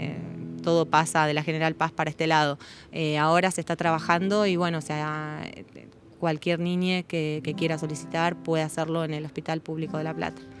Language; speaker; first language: Spanish; native; Spanish